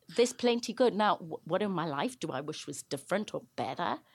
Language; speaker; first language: English; native; English